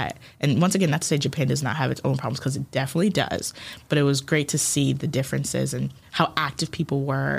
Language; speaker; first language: English; early bilingual, other home language; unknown